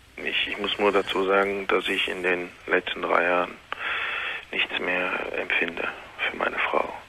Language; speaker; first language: German; non-native, fluent; Arabic